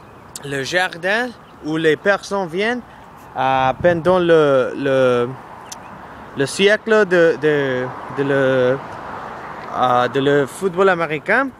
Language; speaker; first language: French; non-native, learner; English